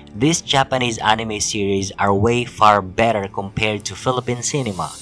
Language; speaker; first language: English; non-native, local second language; Filipino